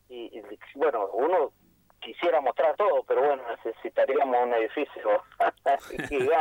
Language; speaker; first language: Spanish; native; Spanish